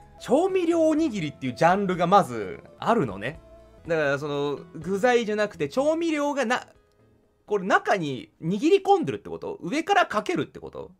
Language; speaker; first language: Japanese; native; Japanese